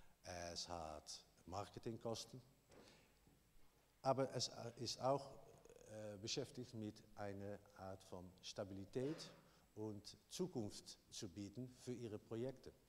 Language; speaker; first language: German; non-native, learner; Dutch